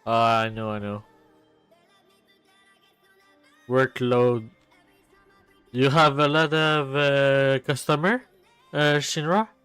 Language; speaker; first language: English; non-native, learner; French